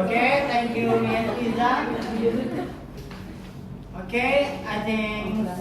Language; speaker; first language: English; non-native, learner; Indonesian